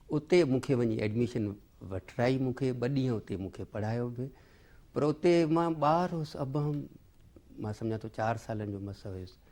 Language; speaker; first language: Sindhi; native; Sindhi